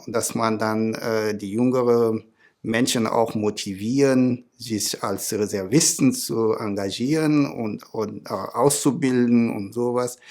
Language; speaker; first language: German; non-native, fluent; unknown